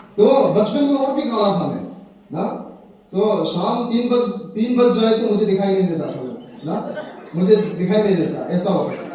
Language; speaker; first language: Hindi; non-native, local second language; Nepali